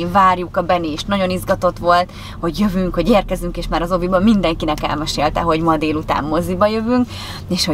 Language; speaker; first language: Hungarian; native; Hungarian